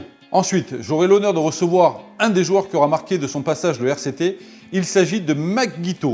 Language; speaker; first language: French; native; French